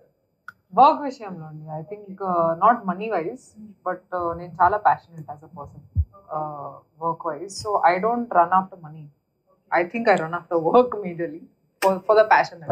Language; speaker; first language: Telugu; non-native, fluent; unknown